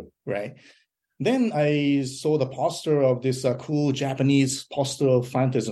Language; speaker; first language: English; early bilingual, other home language; Japanese